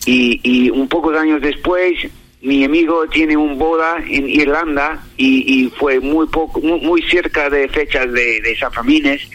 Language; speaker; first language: Spanish; non-native, learner; English